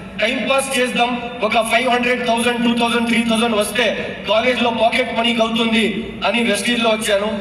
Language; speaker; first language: Telugu; non-native, local second language; Urdu